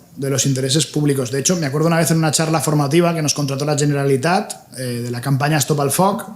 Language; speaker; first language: Spanish; non-native, local second language; Catalan